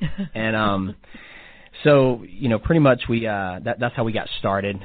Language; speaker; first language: English; native; English